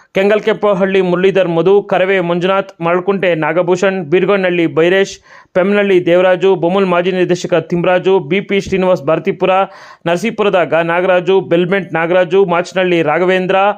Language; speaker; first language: Kannada; native; Kannada